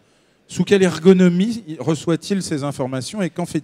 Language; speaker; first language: French; native; French